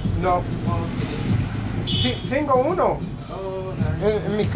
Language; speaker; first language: Spanish; non-native, learner; English